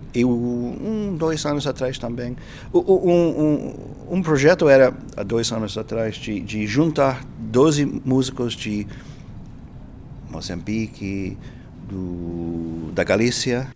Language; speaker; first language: Spanish; non-native, learner; English